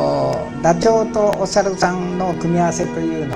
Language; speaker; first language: Japanese; native; Japanese